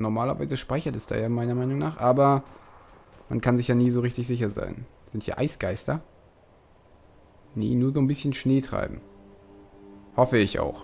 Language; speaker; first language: German; native; German